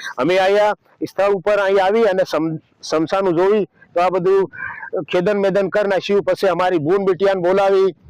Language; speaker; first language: Gujarati; native; Gujarati